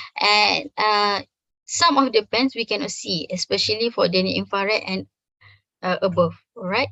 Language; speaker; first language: English; non-native, fluent; Malay